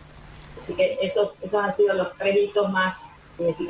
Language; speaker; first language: Spanish; native; Spanish